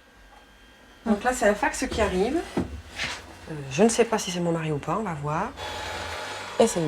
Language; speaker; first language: French; native; French